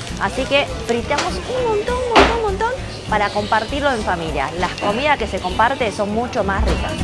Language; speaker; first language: Spanish; early bilingual, other home language; Chinese